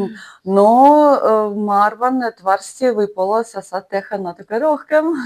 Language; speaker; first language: Estonian; non-native, learner; Russian